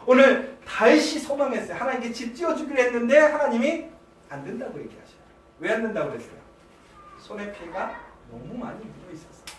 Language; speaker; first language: Korean; native; Korean